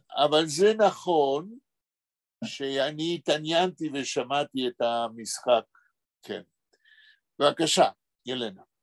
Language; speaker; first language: Hebrew; non-native, fluent; Spanish